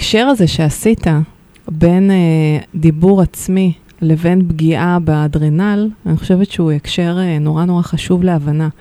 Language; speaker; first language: Hebrew; native; Hebrew